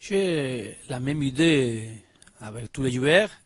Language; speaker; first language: French; non-native, learner; Spanish